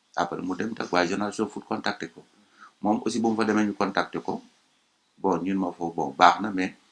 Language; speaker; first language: Wolof; native; Wolof